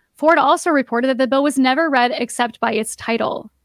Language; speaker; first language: English; native; English